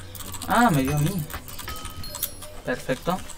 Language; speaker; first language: Spanish; native; Spanish